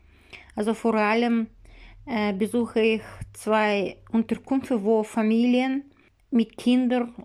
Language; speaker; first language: German; non-native, learner; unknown